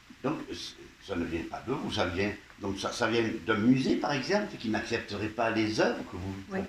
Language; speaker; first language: French; native; French